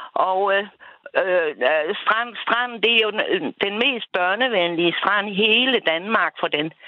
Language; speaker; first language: Danish; native; Danish